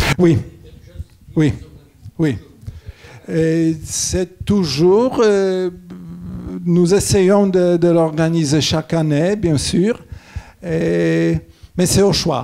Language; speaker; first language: French; non-native, fluent; Polish